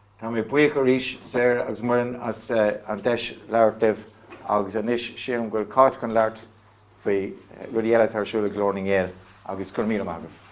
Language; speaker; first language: Irish; non-native, local second language; English